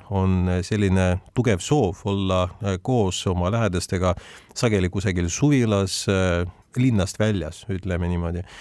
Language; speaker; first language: Estonian; non-native, local second language; Russian